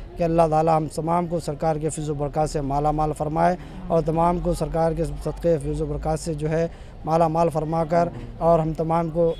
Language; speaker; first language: Hindi; native; Hindi